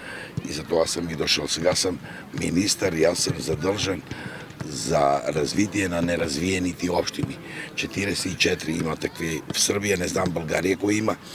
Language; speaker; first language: Bulgarian; non-native, learner; Serbian